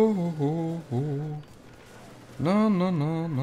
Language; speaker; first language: French; native; French